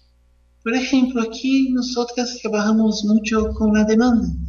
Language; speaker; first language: Spanish; non-native, fluent; Portuguese